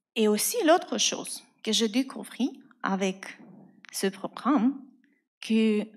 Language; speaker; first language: French; non-native, fluent; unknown